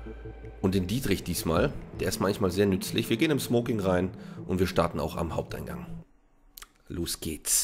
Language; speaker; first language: German; native; German